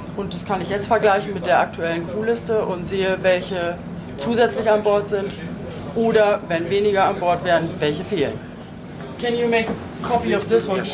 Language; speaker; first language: German; native; German